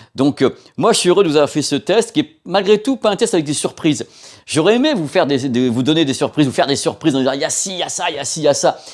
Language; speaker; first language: French; native; French